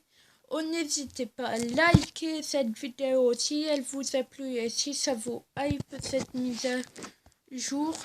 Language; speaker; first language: French; native; French